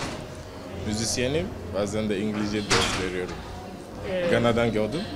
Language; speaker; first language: Turkish; non-native, learner; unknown